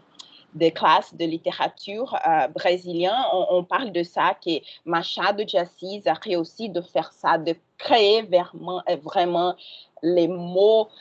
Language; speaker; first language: French; non-native, learner; Portuguese